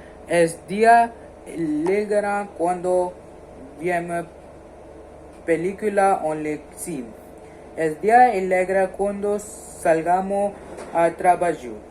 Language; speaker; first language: Spanish; non-native, learner; Hindi